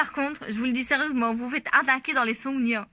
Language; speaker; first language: French; native; French